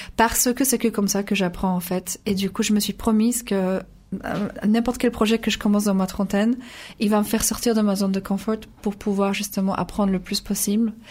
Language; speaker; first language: French; non-native, fluent; Polish